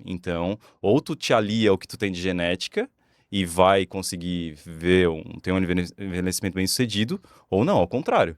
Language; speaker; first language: Portuguese; native; Portuguese